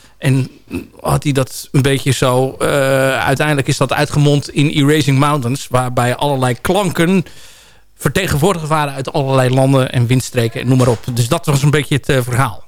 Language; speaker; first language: Dutch; native; Dutch